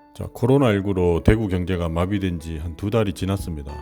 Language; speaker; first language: Korean; native; Korean